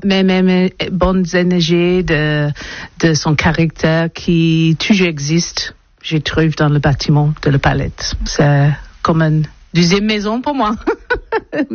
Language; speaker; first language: French; non-native, learner; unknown